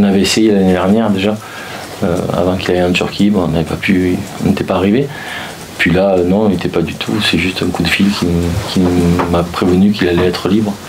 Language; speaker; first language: French; native; French